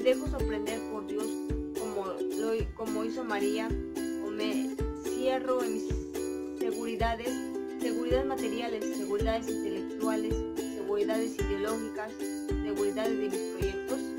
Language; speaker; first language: Spanish; native; Spanish